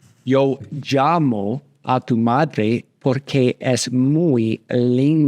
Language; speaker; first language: Spanish; non-native, fluent; English